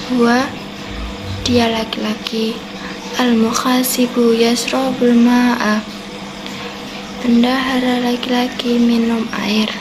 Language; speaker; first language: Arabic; non-native, learner; Indonesian